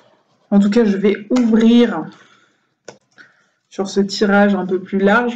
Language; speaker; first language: French; native; French